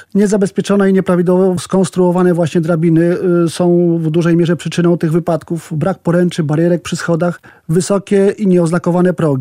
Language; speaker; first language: Polish; native; Polish